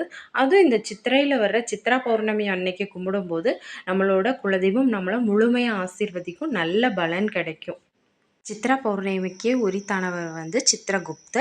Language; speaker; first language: Tamil; native; Tamil